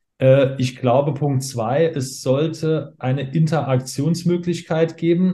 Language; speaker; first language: German; native; German